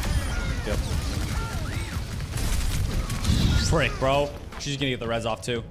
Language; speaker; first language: English; native; English